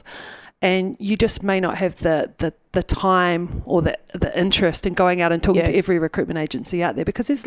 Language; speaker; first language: English; native; English